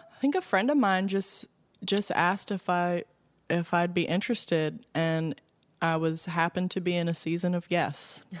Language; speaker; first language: English; native; English